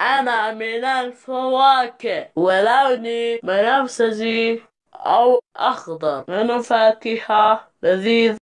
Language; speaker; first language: Arabic; non-native, learner; Malayalam